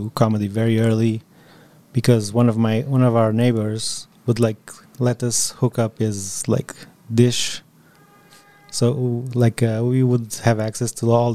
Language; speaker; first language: English; non-native, fluent; Portuguese